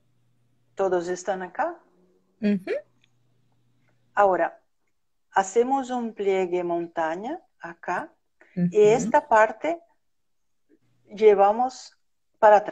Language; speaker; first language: Spanish; non-native, fluent; Portuguese